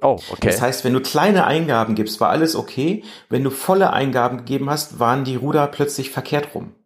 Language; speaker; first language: German; native; German